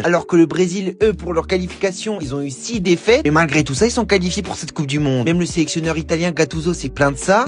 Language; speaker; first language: French; native; French